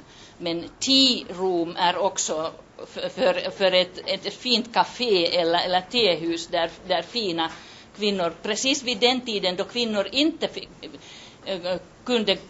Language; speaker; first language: Swedish; non-native, local second language; Finnish